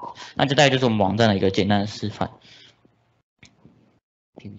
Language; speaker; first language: Chinese; native; Chinese